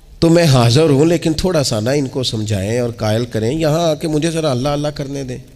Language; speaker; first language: Urdu; non-native, local second language; Punjabi